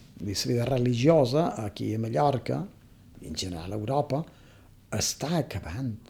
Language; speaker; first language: Catalan; native; Catalan